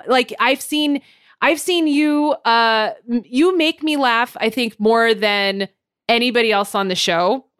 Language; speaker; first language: English; native; English